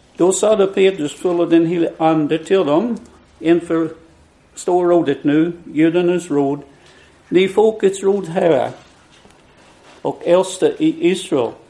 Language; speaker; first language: Swedish; non-native, fluent; English